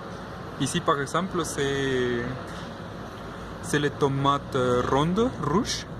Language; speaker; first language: French; non-native, fluent; Spanish